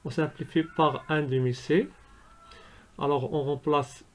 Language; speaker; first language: French; non-native, local second language; Arabic